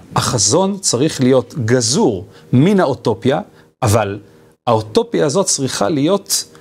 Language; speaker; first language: Hebrew; native; Hebrew